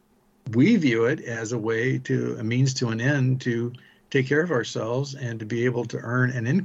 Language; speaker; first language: English; native; English